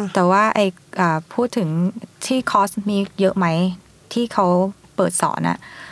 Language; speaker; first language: Thai; early bilingual, heritage; Thai